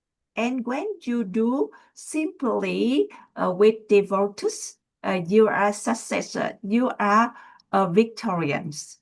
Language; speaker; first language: English; non-native, learner; Vietnamese